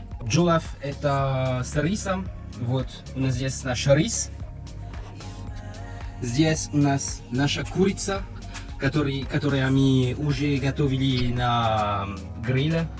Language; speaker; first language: Russian; non-native, learner; French